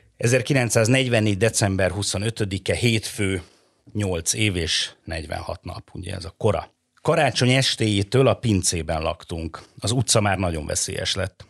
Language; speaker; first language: Hungarian; native; Hungarian